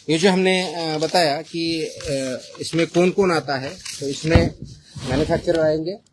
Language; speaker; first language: Hindi; non-native, local second language; Marathi